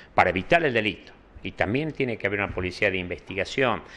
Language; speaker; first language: Spanish; native; Spanish